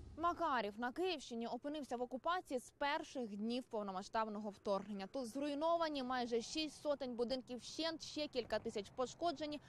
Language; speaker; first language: Ukrainian; native; Ukrainian